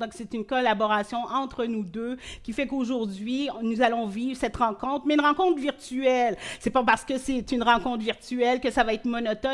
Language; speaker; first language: French; native; French